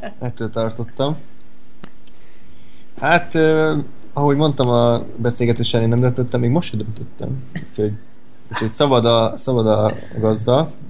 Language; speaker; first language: Hungarian; native; Hungarian